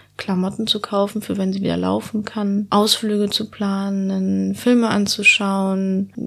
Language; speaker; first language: German; early bilingual, heritage; Spanish